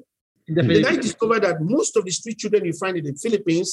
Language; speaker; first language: English; non-native, local second language; Yoruba